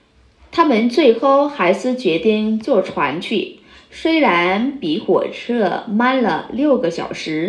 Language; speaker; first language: Chinese; non-native, fluent; Vietnamese